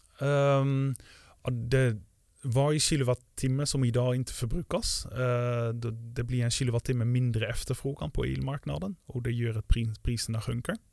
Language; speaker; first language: Swedish; non-native, fluent; Dutch